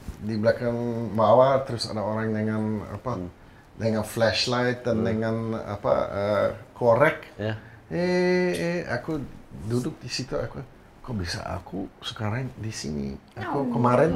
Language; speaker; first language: Indonesian; non-native, fluent; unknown